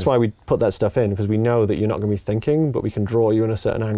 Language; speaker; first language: English; native; English